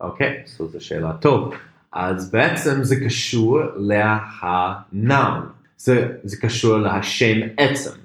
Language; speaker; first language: Hebrew; non-native, fluent; English